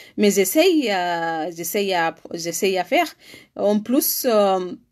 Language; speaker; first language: French; non-native, learner; Arabic